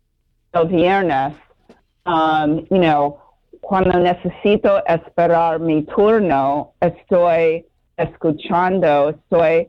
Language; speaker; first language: Spanish; non-native, fluent; English